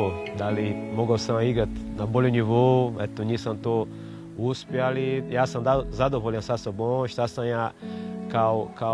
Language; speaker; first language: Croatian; non-native, fluent; Portuguese